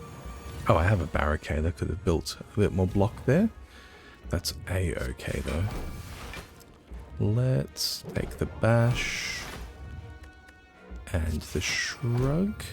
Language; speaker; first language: English; native; English